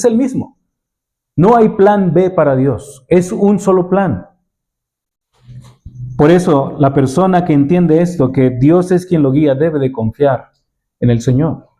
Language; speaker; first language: Spanish; native; Spanish